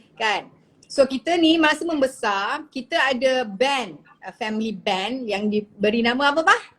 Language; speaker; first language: Malay; native; Malay